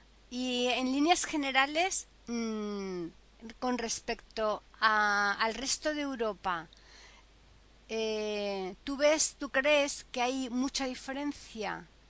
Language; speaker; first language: Spanish; native; Spanish